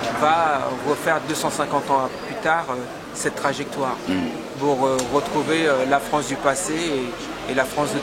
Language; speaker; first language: French; native; French